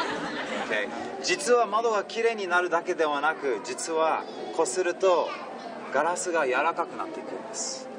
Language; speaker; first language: Japanese; early bilingual, heritage; English